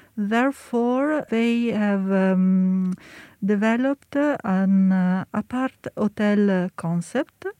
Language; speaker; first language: English; non-native, fluent; Italian